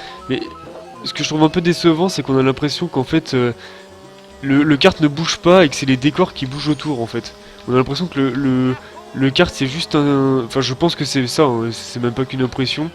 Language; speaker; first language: French; native; French